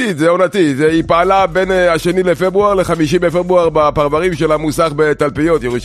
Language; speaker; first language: Hebrew; native; Hebrew